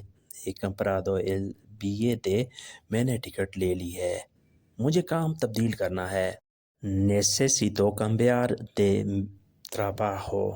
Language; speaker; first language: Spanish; non-native, learner; Urdu